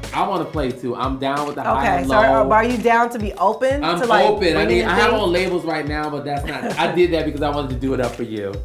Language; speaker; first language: English; native; English